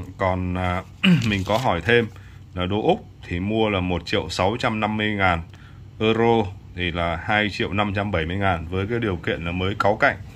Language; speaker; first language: Vietnamese; native; Vietnamese